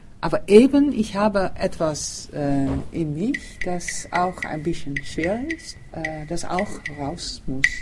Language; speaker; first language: German; non-native, learner; Dutch